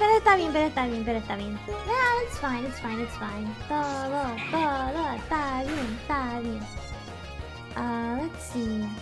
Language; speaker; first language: Spanish; early bilingual, heritage; English